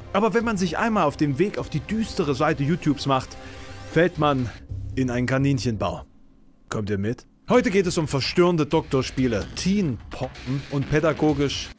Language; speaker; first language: German; native; German